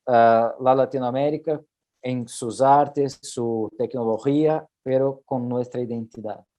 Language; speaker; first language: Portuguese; non-native, learner; Spanish